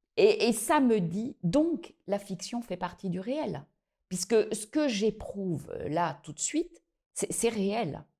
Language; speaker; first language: French; native; French